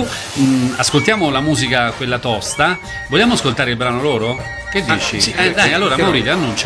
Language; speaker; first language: Italian; native; Italian